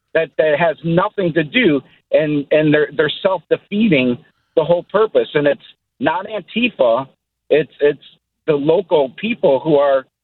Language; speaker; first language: English; native; English